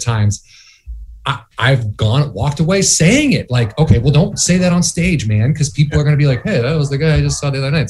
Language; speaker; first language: English; native; English